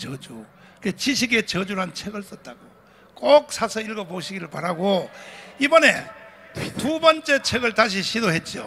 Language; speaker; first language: Korean; native; Korean